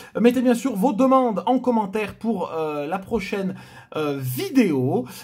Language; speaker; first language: French; native; French